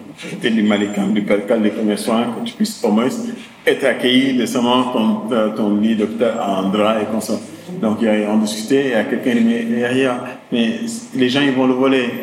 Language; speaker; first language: French; non-native, local second language; Wolof